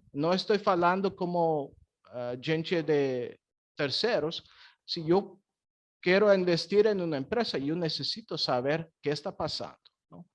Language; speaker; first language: Spanish; non-native, fluent; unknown